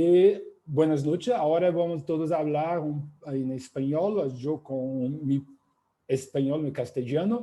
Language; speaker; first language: Spanish; non-native, fluent; Portuguese